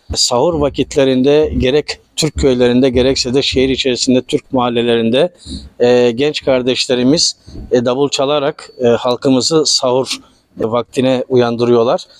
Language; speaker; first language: Turkish; native; Turkish